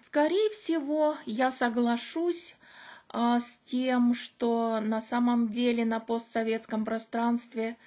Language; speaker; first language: Russian; native; Russian